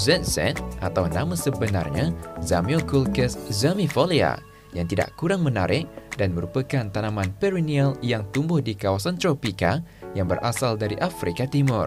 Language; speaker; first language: Malay; native; Malay